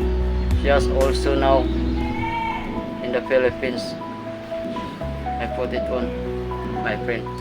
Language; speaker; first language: English; non-native, learner; Cebuano